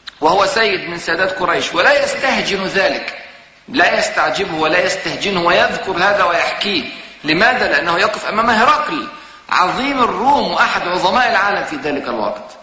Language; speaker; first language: Arabic; native; Arabic